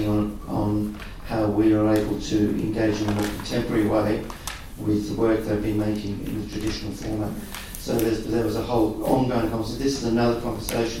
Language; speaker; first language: English; native; English